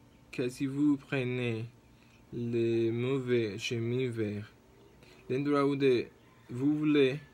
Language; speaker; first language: French; non-native, learner; Spanish